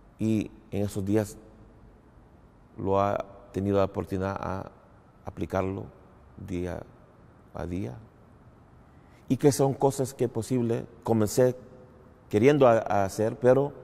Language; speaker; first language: Spanish; early bilingual, heritage; English